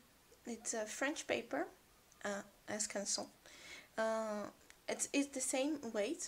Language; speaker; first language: English; non-native, fluent; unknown